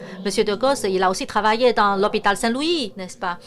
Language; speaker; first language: French; non-native, fluent; Chinese